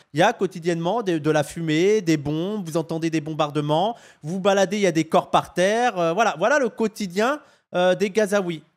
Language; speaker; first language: French; native; French